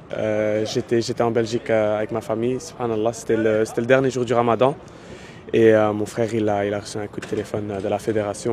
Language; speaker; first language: French; early bilingual, other home language; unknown